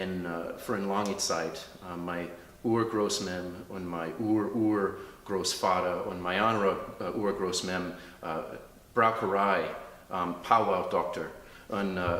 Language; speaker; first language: German; early bilingual, heritage; English